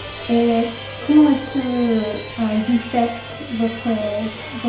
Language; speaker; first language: French; non-native, learner; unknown